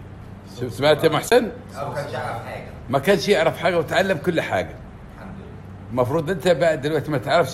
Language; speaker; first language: Arabic; native; Arabic